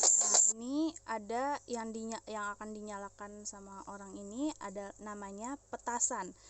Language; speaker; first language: Indonesian; native; Indonesian